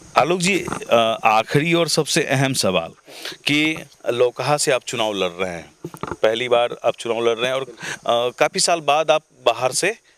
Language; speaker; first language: Hindi; native; Hindi